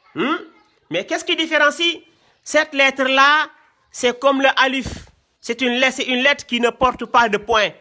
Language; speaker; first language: French; non-native, local second language; Wolof